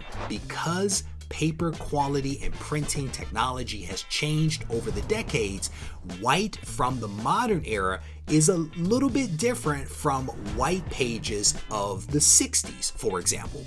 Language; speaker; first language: English; native; English